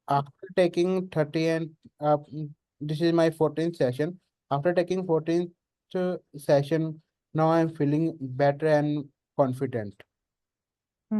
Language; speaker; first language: English; non-native, learner; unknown